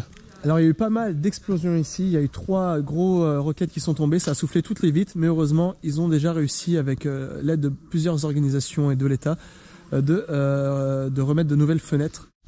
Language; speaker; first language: French; native; French